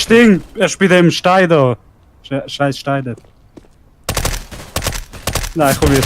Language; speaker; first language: German; native; German